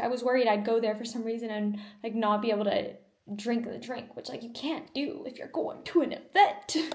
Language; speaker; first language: English; early bilingual, other home language; Polish